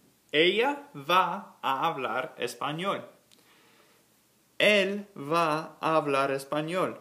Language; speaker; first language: Spanish; non-native, fluent; English